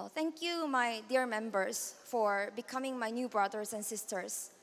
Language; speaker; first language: English; non-native, fluent; Korean